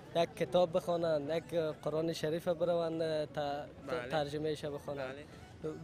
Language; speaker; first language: Persian; native; Persian